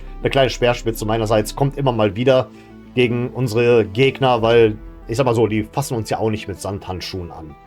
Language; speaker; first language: German; native; German